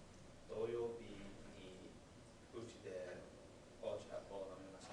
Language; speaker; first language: Japanese; non-native, learner; English